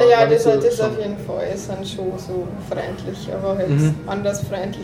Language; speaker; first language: German; native; German